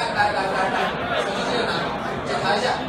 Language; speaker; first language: Chinese; native; Chinese